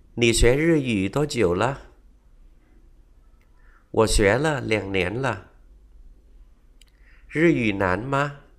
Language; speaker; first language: Chinese; non-native, fluent; Vietnamese